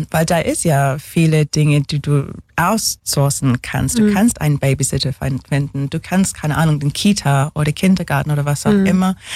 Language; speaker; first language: German; non-native, fluent; English